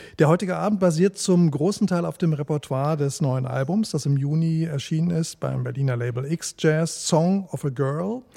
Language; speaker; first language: German; native; German